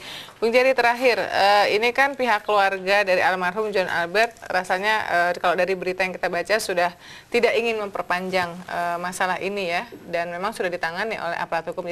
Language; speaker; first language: Indonesian; native; Indonesian